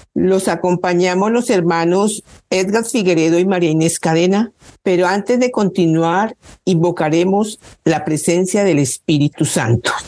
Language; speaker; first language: Spanish; native; Spanish